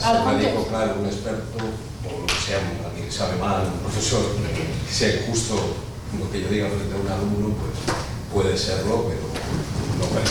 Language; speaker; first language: Spanish; native; Spanish